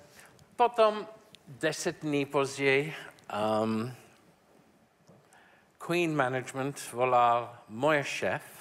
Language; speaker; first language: Czech; non-native, learner; English